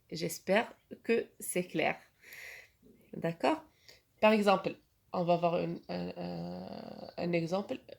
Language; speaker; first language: French; non-native, local second language; Arabic